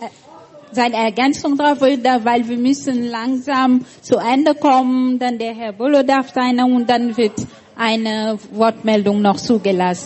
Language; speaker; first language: German; non-native, fluent; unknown